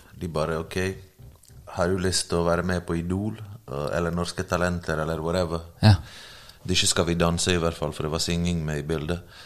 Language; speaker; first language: Norwegian; early bilingual, other home language; Bosnian